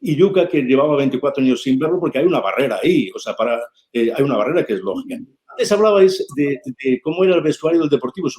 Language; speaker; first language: Spanish; native; Spanish